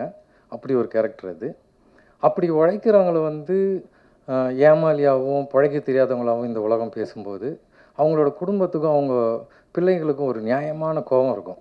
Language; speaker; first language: Tamil; native; Tamil